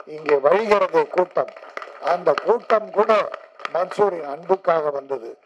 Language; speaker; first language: Tamil; native; Tamil